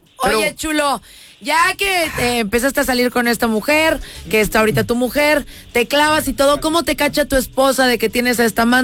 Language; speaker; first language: Spanish; native; Spanish